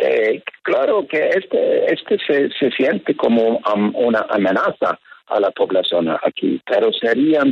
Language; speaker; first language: Spanish; non-native, fluent; Norwegian